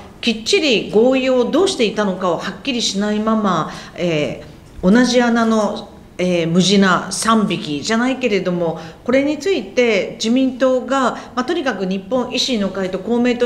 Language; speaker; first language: Japanese; native; Japanese